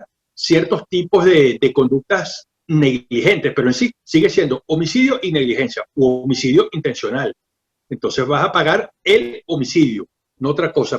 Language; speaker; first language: Spanish; native; Spanish